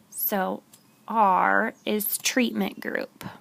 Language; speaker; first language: English; native; English